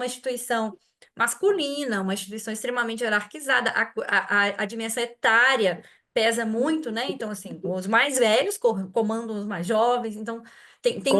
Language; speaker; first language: Portuguese; native; Portuguese